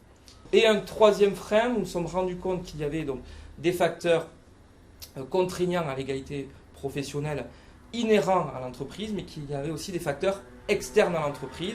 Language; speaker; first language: French; native; French